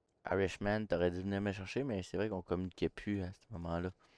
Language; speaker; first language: French; native; French